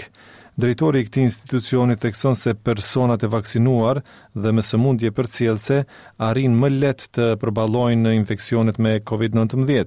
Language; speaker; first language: Albanian; native; Albanian